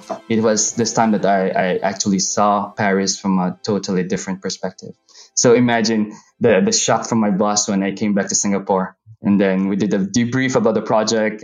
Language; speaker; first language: English; non-native, local second language; Hiligaynon